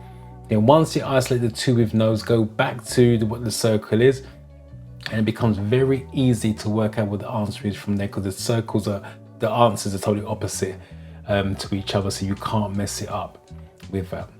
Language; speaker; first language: English; native; English